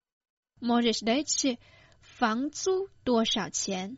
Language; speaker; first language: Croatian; non-native, fluent; Chinese